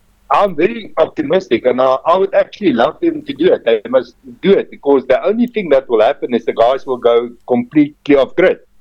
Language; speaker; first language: English; non-native, local second language; Afrikaans